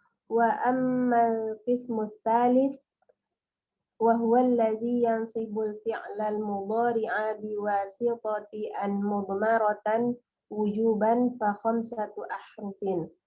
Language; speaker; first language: Arabic; non-native, learner; Indonesian